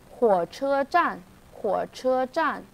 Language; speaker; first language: Chinese; non-native, fluent; Vietnamese